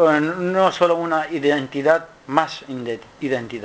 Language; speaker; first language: Spanish; non-native, learner; Kurdish